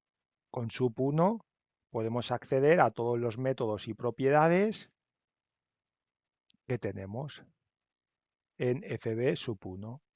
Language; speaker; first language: Spanish; native; Spanish